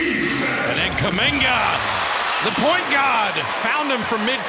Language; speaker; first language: English; native; English